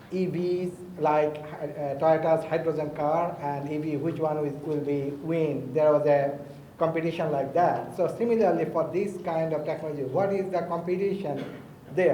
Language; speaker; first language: English; non-native, fluent; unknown